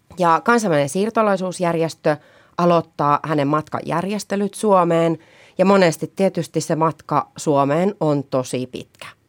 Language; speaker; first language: Finnish; native; Finnish